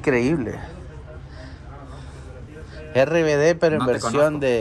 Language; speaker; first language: Spanish; native; Spanish